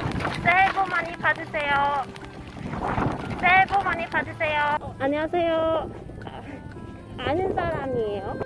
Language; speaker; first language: Korean; non-native, learner; Cantonese